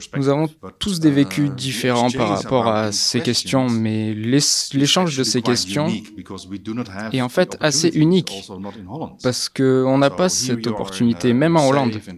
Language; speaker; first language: French; non-native, fluent; Dutch